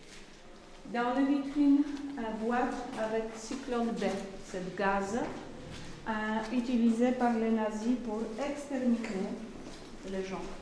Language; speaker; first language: French; non-native, learner; Polish